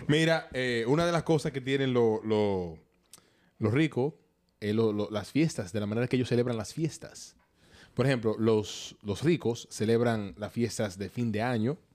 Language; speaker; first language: Spanish; native; Spanish